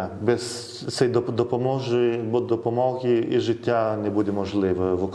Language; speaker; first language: Ukrainian; non-native, fluent; Lithuanian